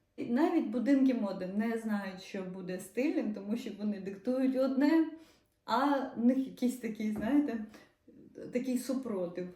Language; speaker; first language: Ukrainian; non-native, local second language; Russian